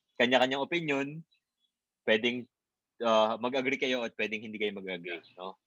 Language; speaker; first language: Filipino; non-native, local second language; Bikol